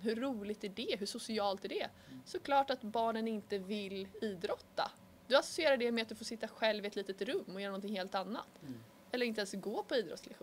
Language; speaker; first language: Swedish; native; Swedish